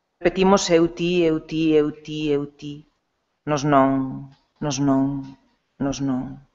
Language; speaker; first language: Galician; non-native, local second language; Spanish